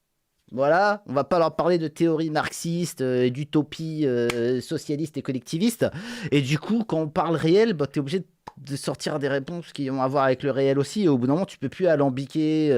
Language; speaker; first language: French; native; French